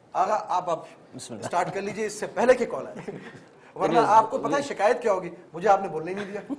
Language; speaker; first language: Urdu; native; Urdu